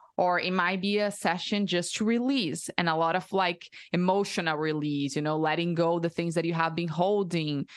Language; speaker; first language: English; non-native, fluent; Portuguese